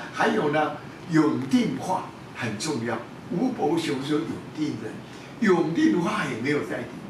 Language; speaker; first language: Chinese; non-native, local second language; Hakka Chinese